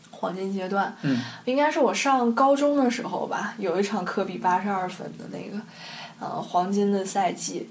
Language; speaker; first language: Chinese; native; Chinese